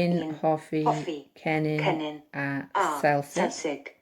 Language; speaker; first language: Welsh; non-native, learner; English